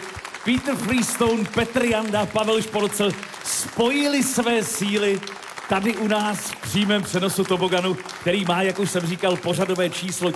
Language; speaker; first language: Czech; native; Czech